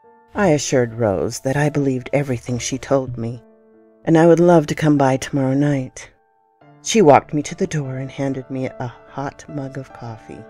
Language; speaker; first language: English; native; English